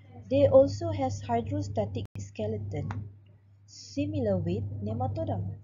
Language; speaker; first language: English; non-native, local second language; Malay